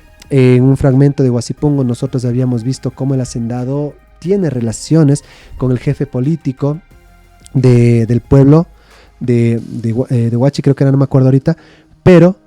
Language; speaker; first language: Spanish; native; Spanish